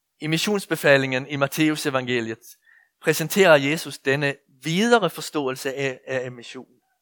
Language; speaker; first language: Danish; native; Danish